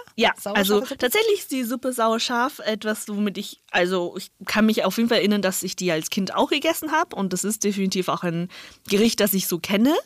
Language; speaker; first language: German; non-native, fluent; Chinese